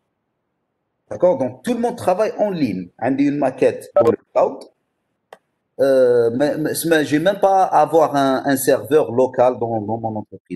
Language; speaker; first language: French; non-native, local second language; Arabic